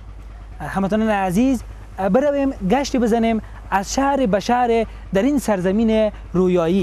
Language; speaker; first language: Persian; native; Persian